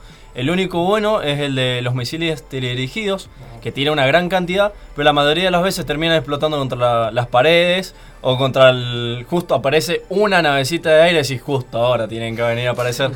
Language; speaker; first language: Spanish; native; Spanish